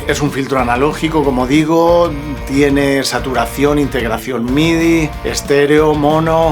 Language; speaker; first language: Spanish; native; Spanish